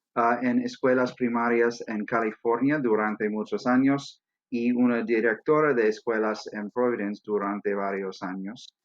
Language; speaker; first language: Spanish; non-native, fluent; English